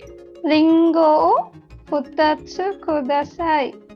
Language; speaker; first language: Japanese; non-native, learner; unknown